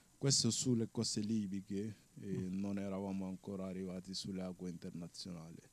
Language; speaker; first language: Italian; non-native, fluent; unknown